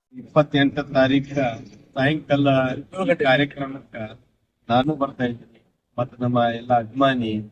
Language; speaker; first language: Kannada; non-native, local second language; Urdu